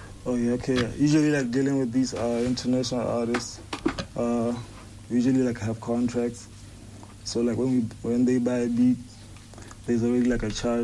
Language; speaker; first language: English; non-native, local second language; Tswana